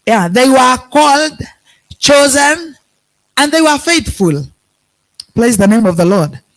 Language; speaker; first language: English; non-native, local second language; Swahili